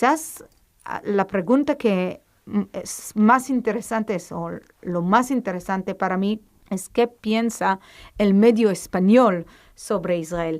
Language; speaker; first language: Spanish; non-native, fluent; Hebrew